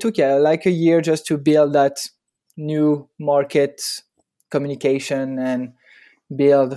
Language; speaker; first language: English; non-native, fluent; French